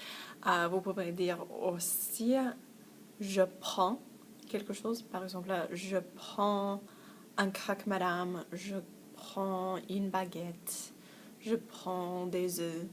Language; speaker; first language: French; non-native, fluent; English